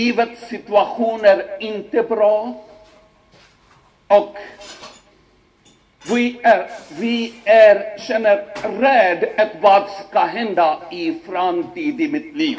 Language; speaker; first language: Swedish; non-native, fluent; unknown